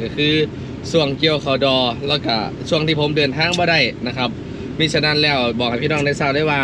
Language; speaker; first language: Thai; non-native, local second language; Northeastern Thai